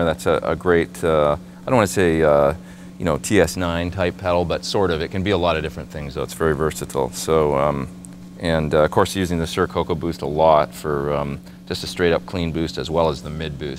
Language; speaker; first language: English; native; English